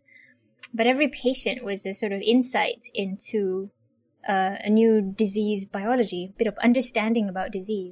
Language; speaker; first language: English; non-native, local second language; Malay